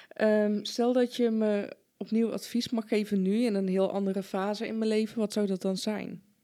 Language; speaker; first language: Dutch; early bilingual, other home language; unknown